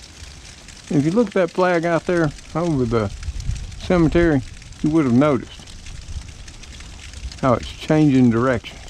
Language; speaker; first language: English; native; English